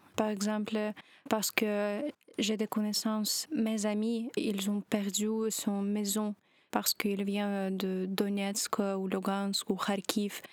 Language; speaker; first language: French; non-native, learner; Ukrainian